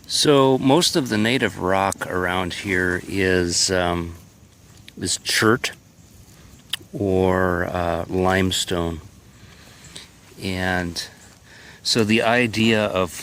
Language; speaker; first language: English; native; English